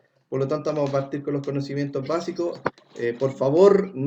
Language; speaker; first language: Spanish; native; Spanish